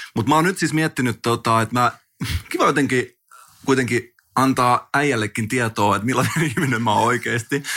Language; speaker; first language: Finnish; native; Finnish